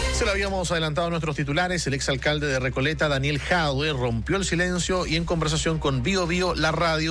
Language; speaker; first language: Spanish; native; Spanish